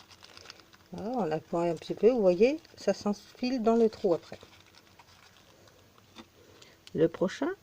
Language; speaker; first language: French; native; French